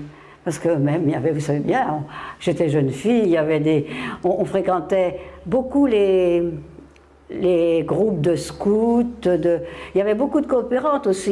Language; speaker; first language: French; native; French